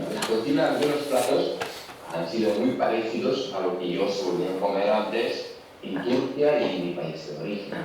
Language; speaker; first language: Spanish; non-native, learner; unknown